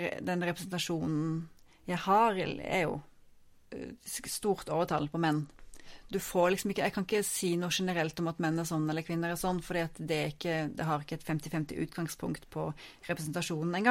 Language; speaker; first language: Norwegian; native; Norwegian